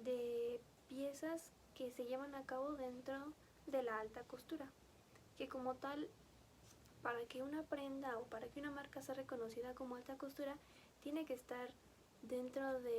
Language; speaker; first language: Spanish; native; Spanish